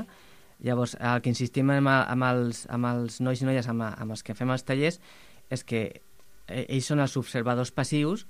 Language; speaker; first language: Catalan; native; Catalan